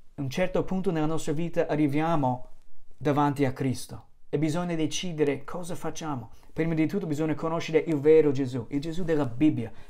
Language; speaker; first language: Italian; non-native, fluent; English